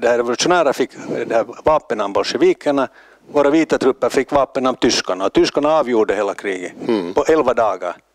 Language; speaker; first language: Swedish; native; Swedish